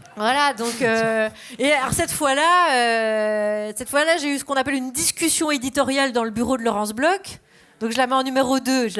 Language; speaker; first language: French; native; French